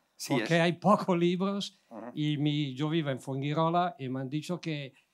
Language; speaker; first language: Spanish; non-native, learner; Italian